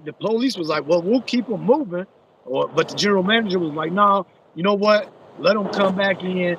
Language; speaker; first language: English; native; English